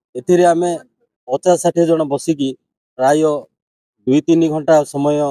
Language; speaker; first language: Odia; non-native, local second language; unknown